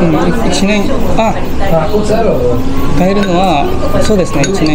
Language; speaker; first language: Japanese; non-native, learner; Indonesian